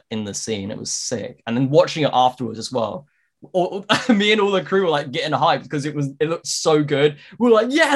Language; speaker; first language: English; native; English